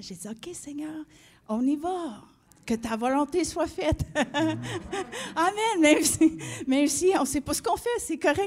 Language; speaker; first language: French; non-native, fluent; English